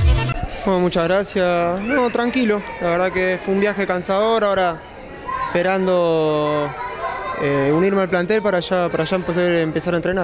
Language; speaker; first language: Spanish; native; Spanish